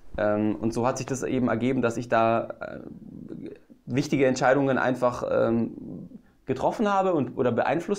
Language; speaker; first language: German; native; German